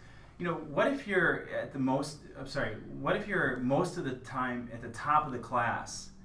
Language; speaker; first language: English; native; English